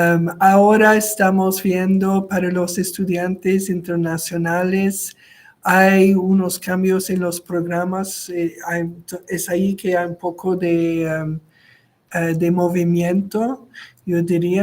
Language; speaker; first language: Spanish; non-native, local second language; French